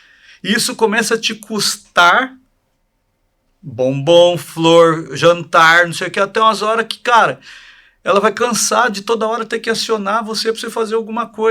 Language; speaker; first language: Portuguese; native; Portuguese